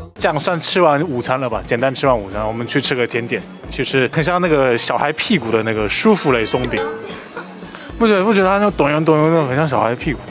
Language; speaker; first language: Chinese; non-native, fluent; Korean